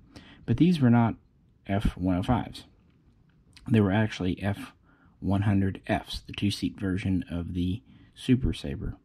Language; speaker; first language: English; native; English